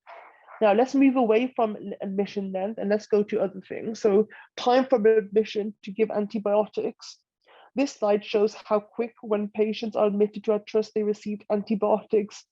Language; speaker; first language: English; native; English